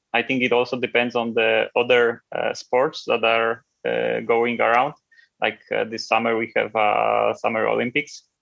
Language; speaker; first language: English; non-native, fluent; Polish